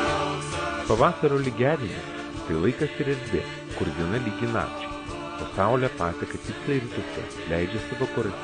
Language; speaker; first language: Lithuanian; native; Lithuanian